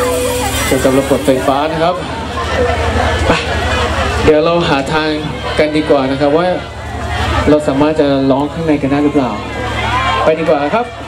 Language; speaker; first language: Thai; native; Thai